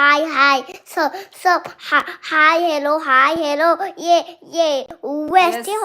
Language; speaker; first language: Hindi; non-native, local second language; Kok Borok